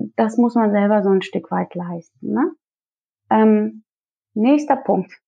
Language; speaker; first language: German; early bilingual, other home language; Russian